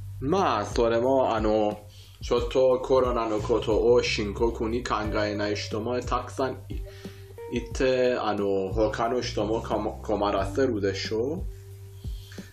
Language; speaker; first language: Japanese; non-native, fluent; Persian